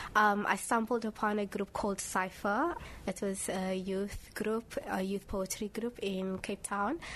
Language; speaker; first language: English; early bilingual, other home language; Somali